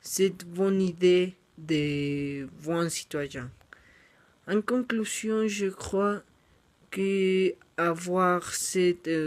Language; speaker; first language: French; non-native, learner; Spanish